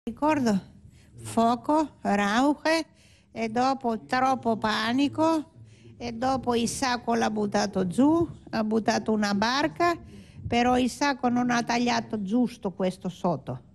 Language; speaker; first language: Italian; non-native, learner; Greek